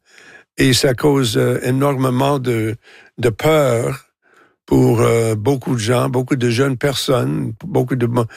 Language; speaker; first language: French; non-native, local second language; English